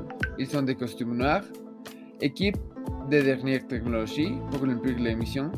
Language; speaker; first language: French; non-native, learner; Spanish